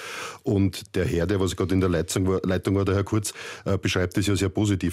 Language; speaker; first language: German; native; German